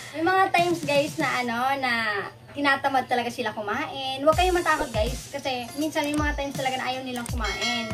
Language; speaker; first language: Filipino; non-native, local second language; Bikol